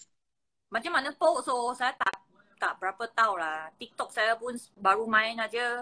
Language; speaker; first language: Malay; non-native, local second language; Chinese